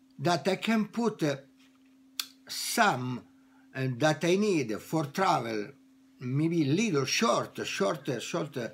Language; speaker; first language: English; non-native, learner; Italian